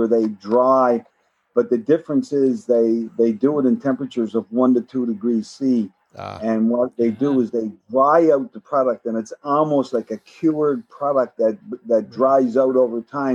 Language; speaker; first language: English; native; English